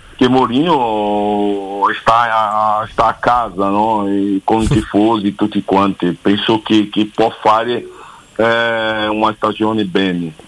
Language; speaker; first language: Italian; non-native, learner; Portuguese